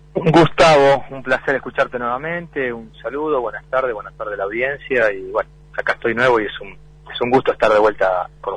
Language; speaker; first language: Spanish; native; Spanish